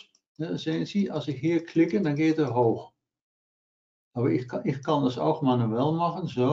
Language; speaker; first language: German; non-native, learner; Dutch